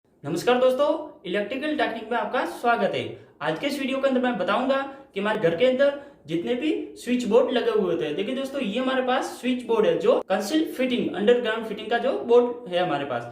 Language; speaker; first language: Hindi; native; Hindi